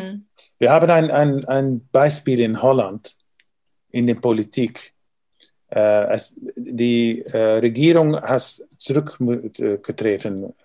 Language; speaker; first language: German; non-native, learner; Dutch